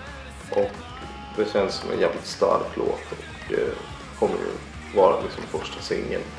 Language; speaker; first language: Swedish; native; Swedish